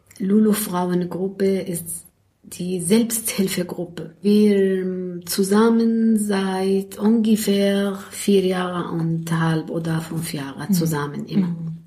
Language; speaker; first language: German; non-native, learner; Arabic